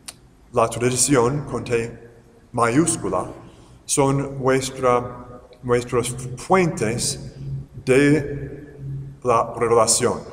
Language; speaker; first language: Spanish; non-native, fluent; English